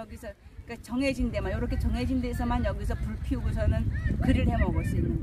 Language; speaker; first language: Korean; native; Korean